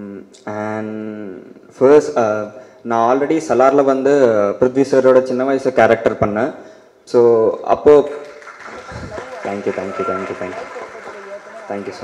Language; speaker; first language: Tamil; non-native, learner; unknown